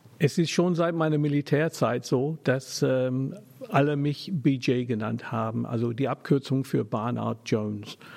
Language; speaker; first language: German; non-native, fluent; English